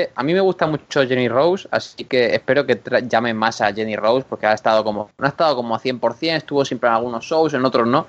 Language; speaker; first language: Spanish; native; Spanish